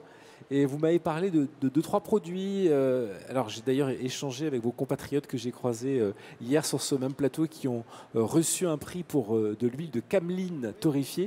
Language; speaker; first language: French; native; French